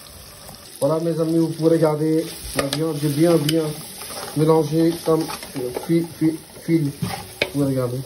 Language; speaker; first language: French; non-native, learner; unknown